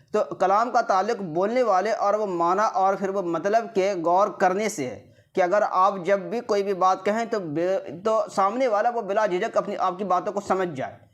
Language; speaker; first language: Urdu; native; Urdu